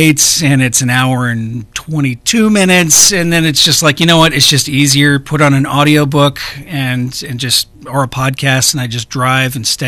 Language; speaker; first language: English; native; English